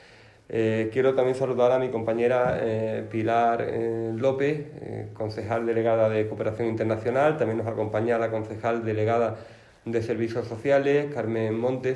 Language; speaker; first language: Spanish; native; Spanish